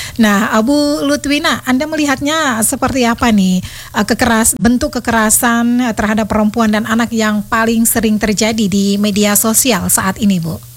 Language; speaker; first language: Indonesian; native; Indonesian